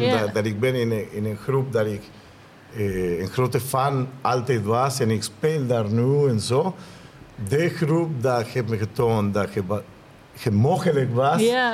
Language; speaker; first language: Dutch; non-native, learner; Spanish